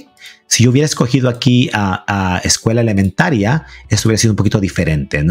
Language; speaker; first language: Spanish; early bilingual, heritage; Spanish